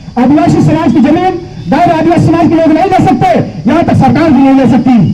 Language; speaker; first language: Hindi; native; Hindi